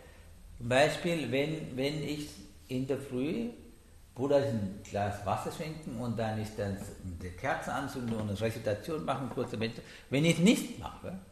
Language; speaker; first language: German; non-native, learner; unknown